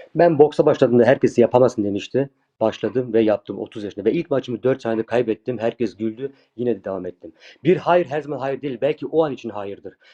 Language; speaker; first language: Turkish; early bilingual, heritage; Turkish